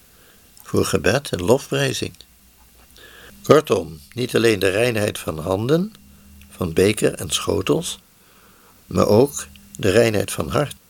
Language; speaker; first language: Dutch; native; Dutch